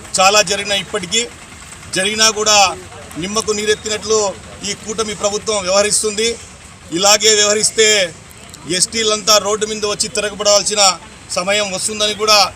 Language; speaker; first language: Telugu; non-native, local second language; Lambadi